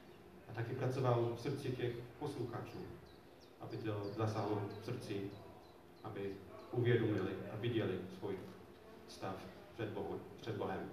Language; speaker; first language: Czech; non-native, fluent; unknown